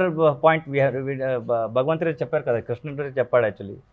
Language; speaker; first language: Telugu; non-native, learner; Kannada